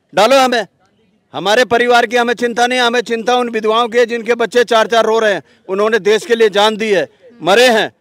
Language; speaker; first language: Hindi; native; Hindi